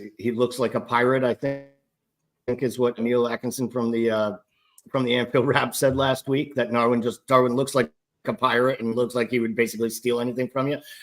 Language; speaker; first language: English; native; English